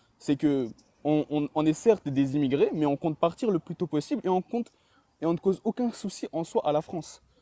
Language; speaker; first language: French; early bilingual, other home language; Chechen